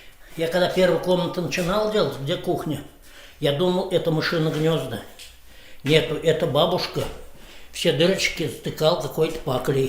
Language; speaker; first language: Russian; native; Russian